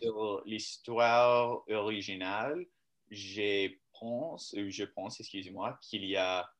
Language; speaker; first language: French; non-native, learner; English